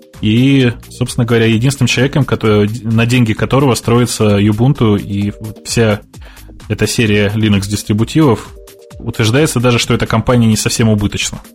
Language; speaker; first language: Russian; native; Russian